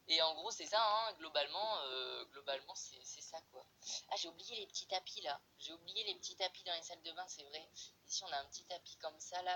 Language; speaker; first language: French; native; French